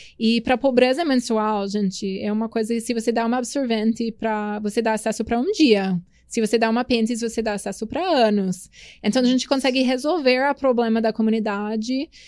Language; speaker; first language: Portuguese; non-native, fluent; English